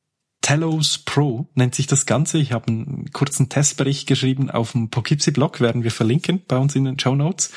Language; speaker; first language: German; native; German